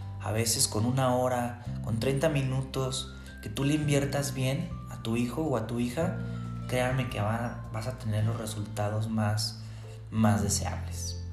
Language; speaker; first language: Spanish; native; Spanish